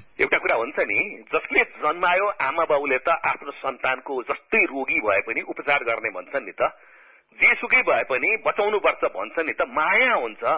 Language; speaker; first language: Nepali; native; Nepali